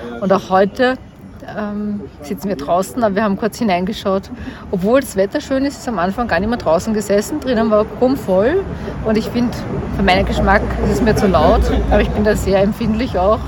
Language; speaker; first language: German; native; German